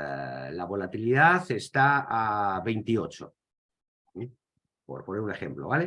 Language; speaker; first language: Spanish; native; Spanish